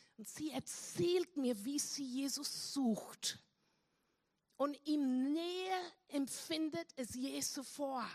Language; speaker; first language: German; non-native, fluent; English